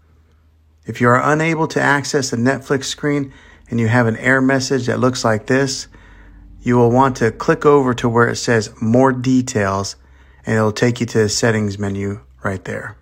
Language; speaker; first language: English; native; English